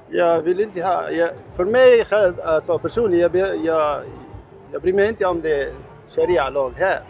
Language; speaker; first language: Swedish; non-native, learner; Arabic